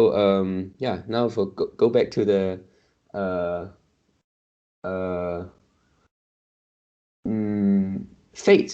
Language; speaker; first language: English; non-native, local second language; Chinese